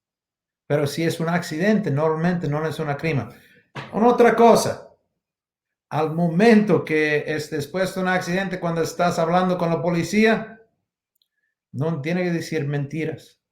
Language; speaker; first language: Spanish; non-native, learner; English